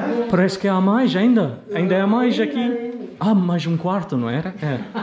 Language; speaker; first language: Portuguese; non-native, learner; English